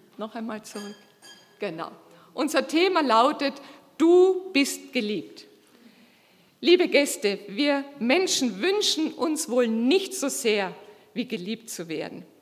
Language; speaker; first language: German; native; German